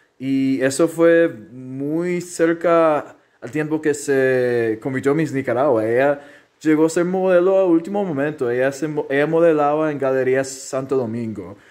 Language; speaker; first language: Spanish; early bilingual, heritage; Spanish